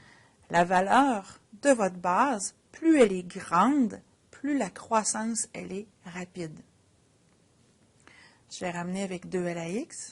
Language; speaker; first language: French; native; French